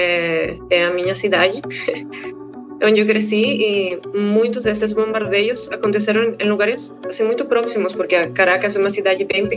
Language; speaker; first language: Portuguese; non-native, fluent; Spanish